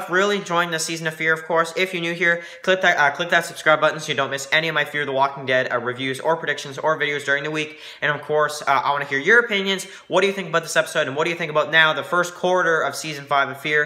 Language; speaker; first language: English; native; English